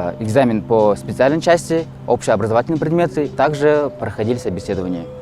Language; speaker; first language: Russian; non-native, local second language; Kazakh